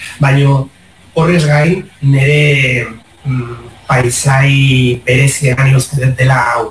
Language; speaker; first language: Basque; non-native, local second language; Spanish